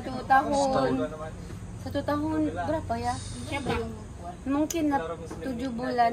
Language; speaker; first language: Indonesian; non-native, learner; Cebuano